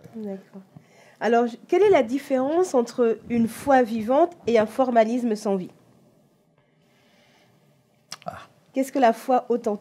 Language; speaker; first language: French; native; French